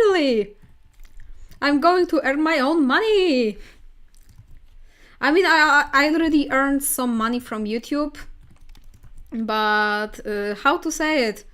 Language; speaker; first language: English; non-native, fluent; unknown